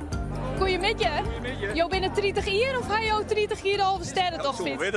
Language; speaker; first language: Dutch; non-native, local second language; Western Frisian